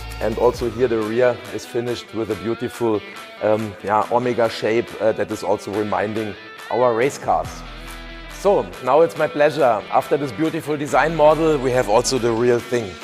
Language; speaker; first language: English; non-native, fluent; German